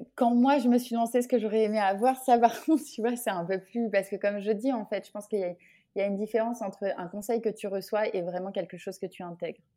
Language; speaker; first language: French; native; French